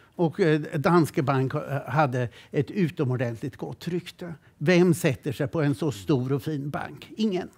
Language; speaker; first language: Swedish; native; Swedish